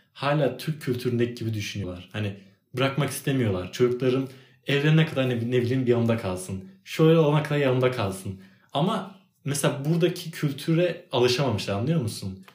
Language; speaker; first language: Turkish; native; Turkish